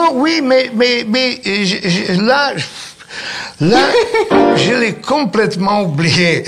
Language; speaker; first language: French; non-native, fluent; Italian